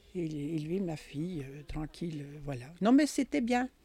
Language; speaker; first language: French; native; French